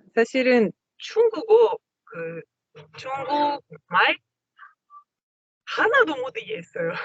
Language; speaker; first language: Korean; non-native, learner; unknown